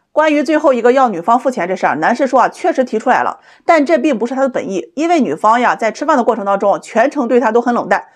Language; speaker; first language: Chinese; native; Chinese